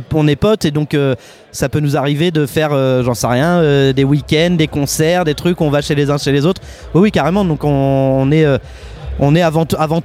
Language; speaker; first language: French; native; French